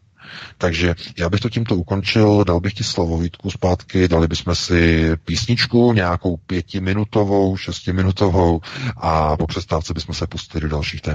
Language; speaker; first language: Czech; native; Czech